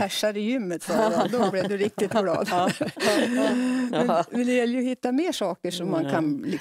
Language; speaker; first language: Swedish; native; Swedish